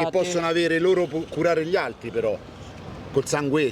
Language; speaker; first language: Italian; native; Italian